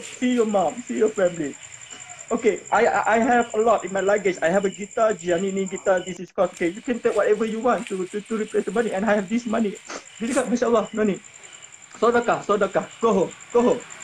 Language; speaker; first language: English; non-native, local second language; Malay